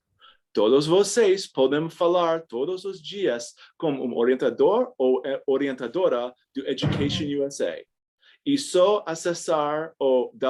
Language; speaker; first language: Portuguese; non-native, fluent; English